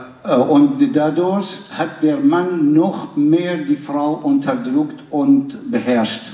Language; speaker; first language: German; non-native, fluent; Arabic